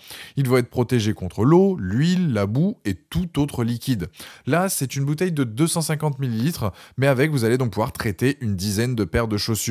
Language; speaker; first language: French; native; French